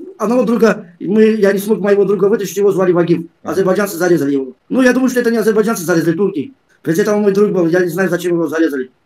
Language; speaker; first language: Russian; non-native, local second language; Armenian